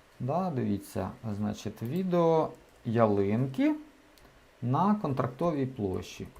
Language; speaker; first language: Ukrainian; native; Ukrainian